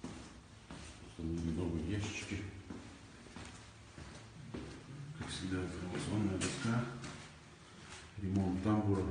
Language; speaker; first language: Russian; native; Russian